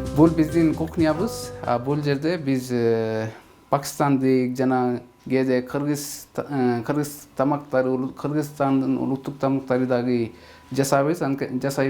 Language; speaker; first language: Kyrgyz; non-native, fluent; Urdu